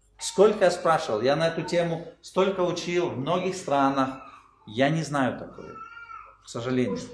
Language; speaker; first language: Russian; non-native, fluent; German